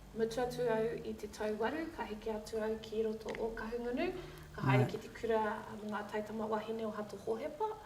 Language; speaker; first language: Māori; native; Māori